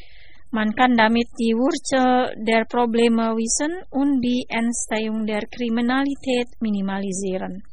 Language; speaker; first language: German; non-native, fluent; Indonesian